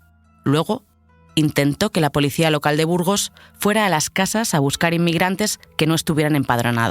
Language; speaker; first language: Spanish; native; Spanish